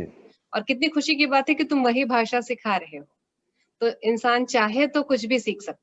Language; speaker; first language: Hindi; native; Hindi